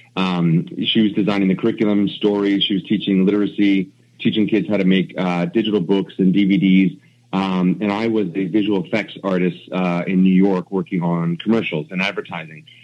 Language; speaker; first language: English; native; English